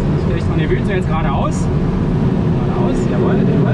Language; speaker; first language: German; native; German